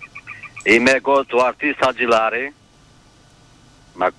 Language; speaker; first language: Greek; non-native, learner; Albanian